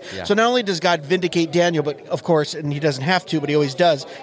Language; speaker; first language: English; native; English